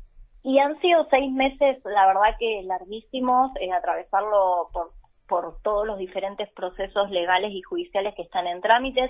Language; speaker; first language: Spanish; native; Spanish